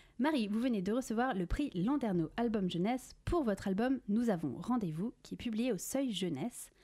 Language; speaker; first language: French; native; French